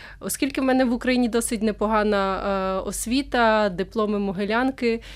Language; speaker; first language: Ukrainian; native; Ukrainian